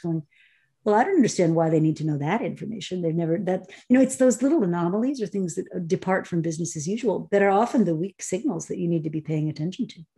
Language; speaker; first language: English; native; English